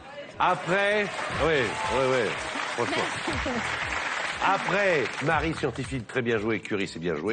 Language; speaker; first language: French; native; French